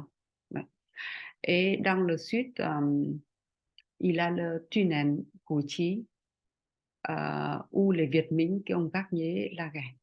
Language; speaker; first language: French; non-native, fluent; Vietnamese